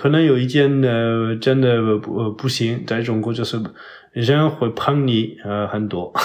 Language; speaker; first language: Chinese; non-native, fluent; French